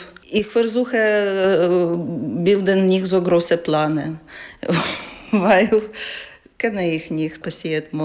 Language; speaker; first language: German; non-native, learner; Ukrainian